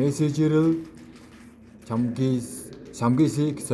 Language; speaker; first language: Korean; non-native, fluent; Mongolian